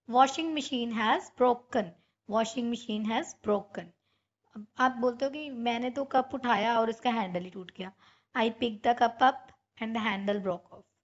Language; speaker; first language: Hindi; non-native, local second language; Punjabi